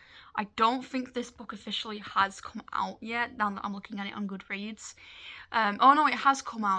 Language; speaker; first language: English; native; English